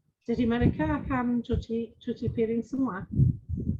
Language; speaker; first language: Indonesian; non-native, fluent; English